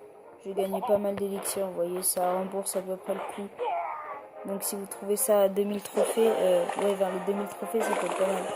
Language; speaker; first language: French; native; French